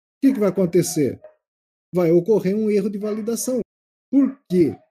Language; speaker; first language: Portuguese; native; Portuguese